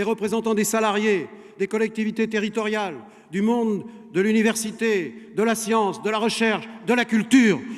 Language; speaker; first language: French; native; French